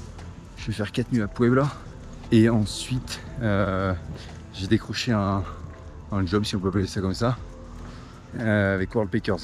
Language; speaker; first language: French; native; French